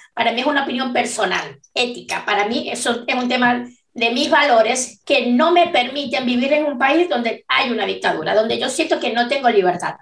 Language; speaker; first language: Spanish; native; Spanish